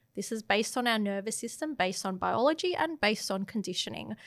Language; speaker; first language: English; native; English